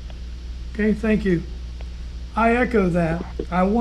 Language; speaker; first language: English; native; English